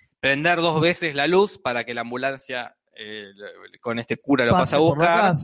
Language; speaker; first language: Spanish; native; Spanish